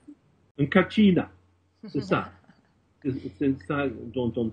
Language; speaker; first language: French; non-native, fluent; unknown